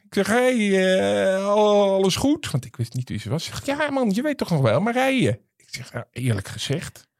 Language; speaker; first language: Dutch; native; Dutch